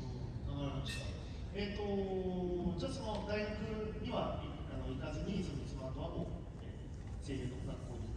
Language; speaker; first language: Japanese; native; Japanese